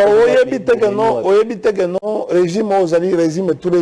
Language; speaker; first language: French; non-native, local second language; Lingala